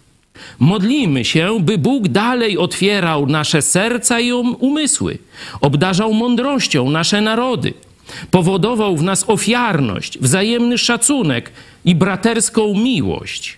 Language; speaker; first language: Polish; native; Polish